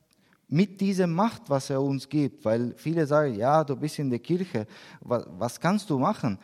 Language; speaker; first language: German; non-native, learner; Spanish